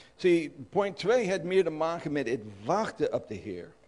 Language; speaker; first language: Dutch; non-native, learner; English